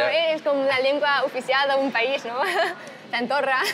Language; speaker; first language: Catalan; non-native, learner; Chinese